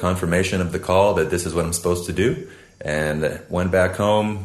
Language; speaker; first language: English; native; English